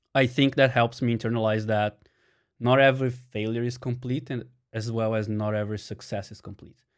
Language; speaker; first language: English; non-native, fluent; Portuguese